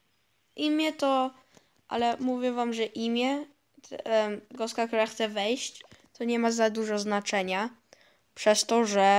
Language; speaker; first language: Polish; early bilingual, heritage; Polish